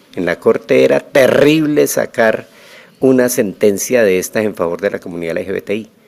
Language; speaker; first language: Spanish; native; Spanish